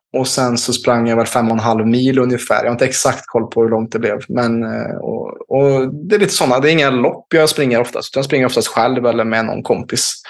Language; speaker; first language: Swedish; native; Swedish